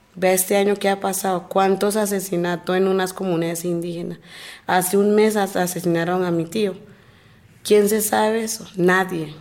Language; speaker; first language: Spanish; non-native, local second language; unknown